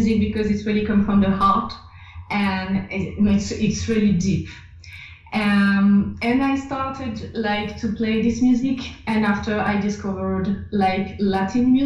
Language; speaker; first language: English; non-native, fluent; French